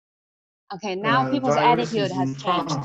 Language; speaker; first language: English; non-native, fluent; Chinese